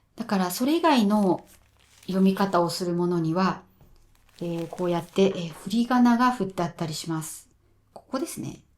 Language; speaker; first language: Japanese; native; Japanese